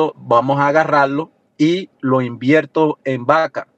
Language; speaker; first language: Spanish; native; Spanish